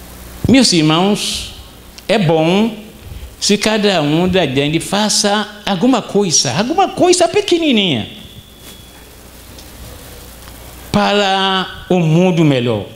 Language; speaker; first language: Portuguese; non-native, fluent; Arabic